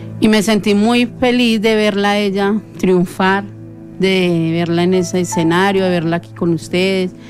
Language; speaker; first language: Spanish; native; Spanish